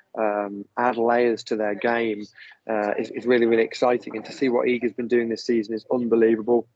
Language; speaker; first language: English; native; English